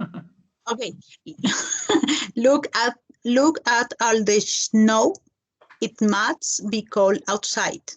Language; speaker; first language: English; non-native, learner; Spanish